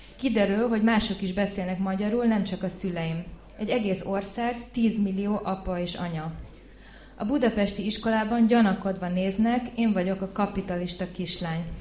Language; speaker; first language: Hungarian; early bilingual, heritage; Hungarian